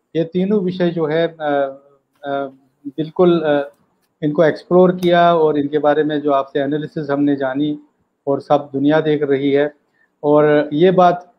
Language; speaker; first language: Hindi; native; Hindi